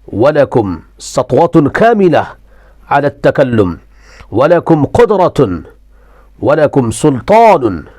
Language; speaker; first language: Arabic; non-native, fluent; Urdu